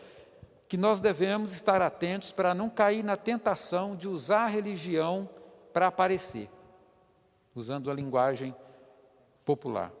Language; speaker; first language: Portuguese; native; Portuguese